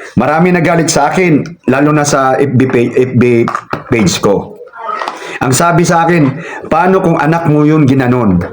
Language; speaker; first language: Filipino; non-native, local second language; Cebuano